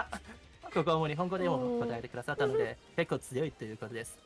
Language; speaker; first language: Japanese; native; Japanese